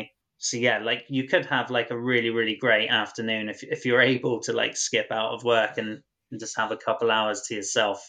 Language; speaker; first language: English; native; English